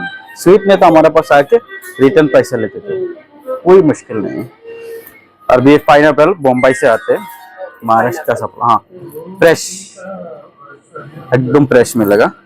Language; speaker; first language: Hindi; non-native, fluent; Malayalam